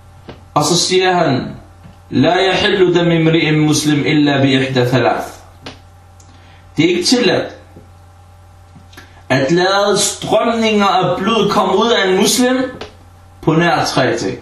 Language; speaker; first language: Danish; early bilingual, other home language; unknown